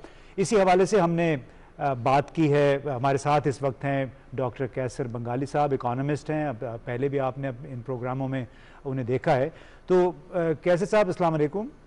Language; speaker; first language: Urdu; native; Urdu